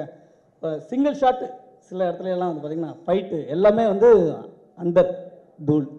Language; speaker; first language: Tamil; native; Tamil